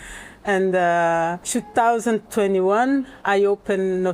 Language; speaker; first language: English; non-native, learner; Portuguese